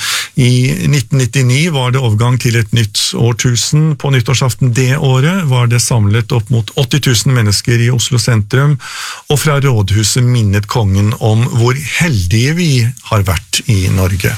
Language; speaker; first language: Norwegian; native; Norwegian